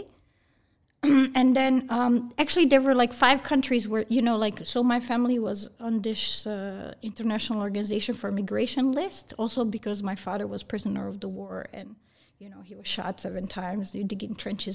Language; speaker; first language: English; early bilingual, other home language; Bosnian